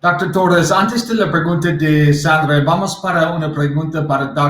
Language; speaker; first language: Spanish; non-native, learner; English